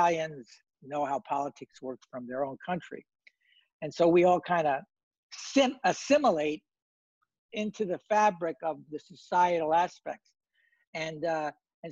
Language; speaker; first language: English; native; English